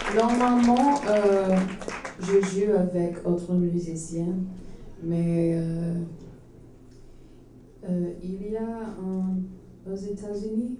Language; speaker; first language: French; non-native, learner; English